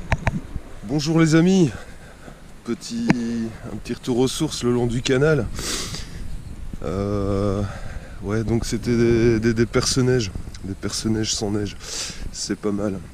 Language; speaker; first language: French; native; French